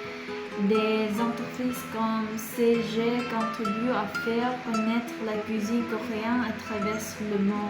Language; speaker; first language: French; non-native, fluent; Korean